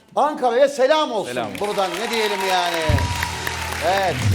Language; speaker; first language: Turkish; native; Turkish